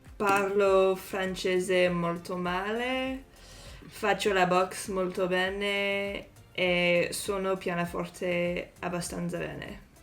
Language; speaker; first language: Italian; non-native, learner; English